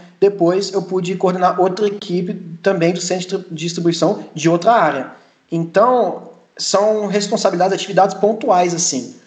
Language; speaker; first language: Portuguese; early bilingual, heritage; Portuguese